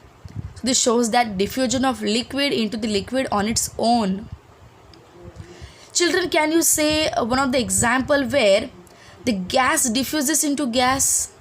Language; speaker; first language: English; non-native, local second language; Hindi